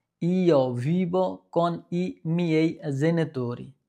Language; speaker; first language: Italian; non-native, learner; Bangla